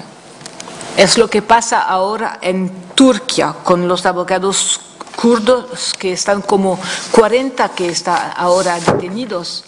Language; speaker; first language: Spanish; non-native, fluent; French